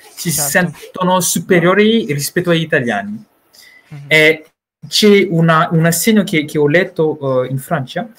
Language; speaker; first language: Italian; non-native, fluent; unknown